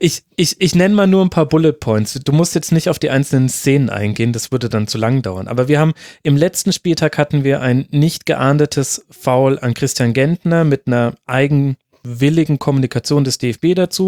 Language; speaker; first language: German; native; German